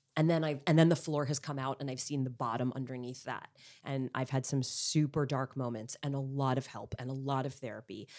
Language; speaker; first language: English; native; English